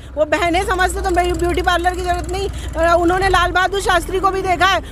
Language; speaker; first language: Hindi; non-native, local second language; Marathi